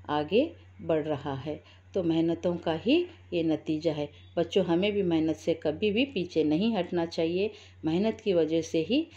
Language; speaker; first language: Urdu; native; Urdu